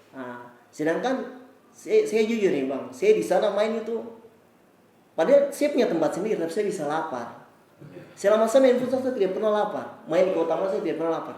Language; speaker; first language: Indonesian; native; Indonesian